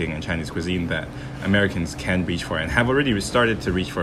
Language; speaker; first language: English; non-native, local second language; Cantonese